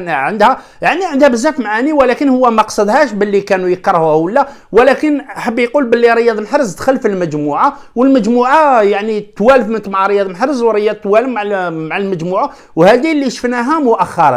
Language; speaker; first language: Arabic; native; Arabic